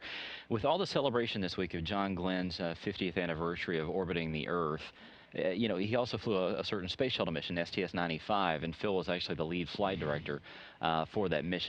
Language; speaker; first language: English; native; English